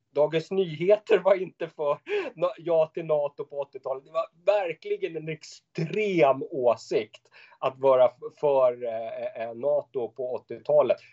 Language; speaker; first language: Swedish; native; Swedish